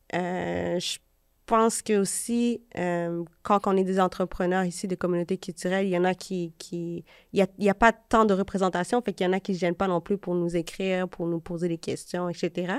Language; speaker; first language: French; native; French